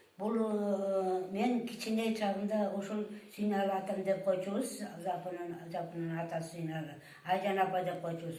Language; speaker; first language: Kyrgyz; native; Kyrgyz